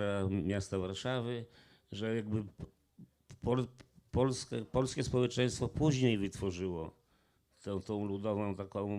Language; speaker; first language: Polish; non-native, local second language; Belarusian